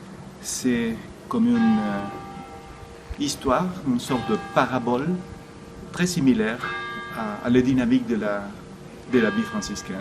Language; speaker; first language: French; non-native, fluent; Spanish